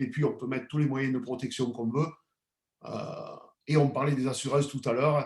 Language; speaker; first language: French; native; French